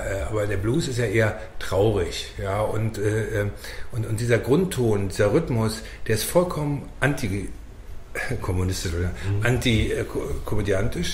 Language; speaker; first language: German; native; German